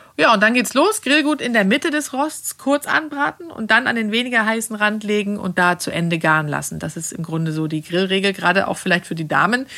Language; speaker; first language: German; non-native, fluent; Swedish